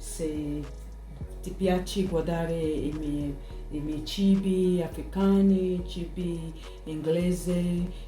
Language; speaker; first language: Italian; non-native, learner; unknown